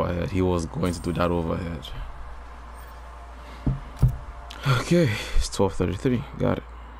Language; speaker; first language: English; native; English